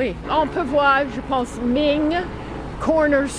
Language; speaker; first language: French; non-native, fluent; English